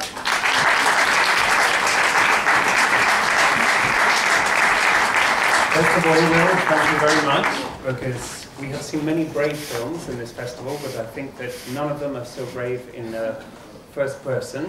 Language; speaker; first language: English; non-native, fluent; Spanish